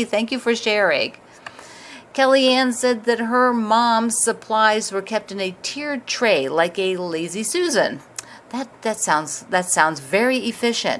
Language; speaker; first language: English; native; English